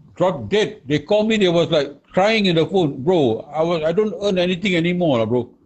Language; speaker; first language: English; non-native, local second language; Malay